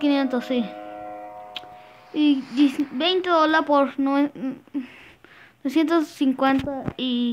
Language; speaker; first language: Spanish; early bilingual, heritage; Spanish